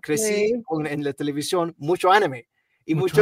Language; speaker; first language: Spanish; non-native, learner; Arabic